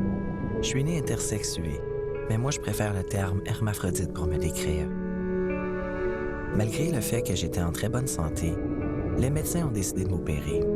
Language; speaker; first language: French; native; French